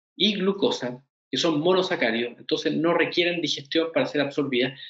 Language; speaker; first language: Spanish; native; Spanish